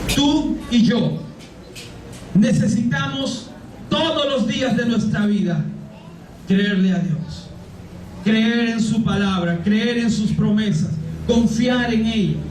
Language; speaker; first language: Spanish; native; Spanish